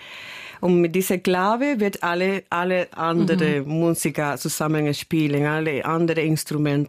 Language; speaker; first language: German; non-native, learner; Spanish